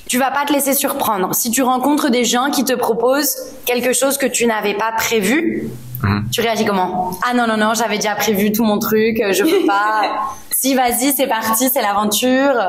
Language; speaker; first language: French; native; French